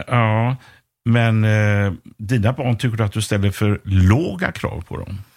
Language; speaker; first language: Swedish; native; Swedish